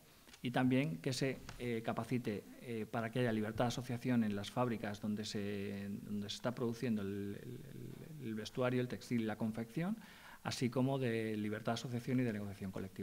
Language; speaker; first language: Spanish; native; Spanish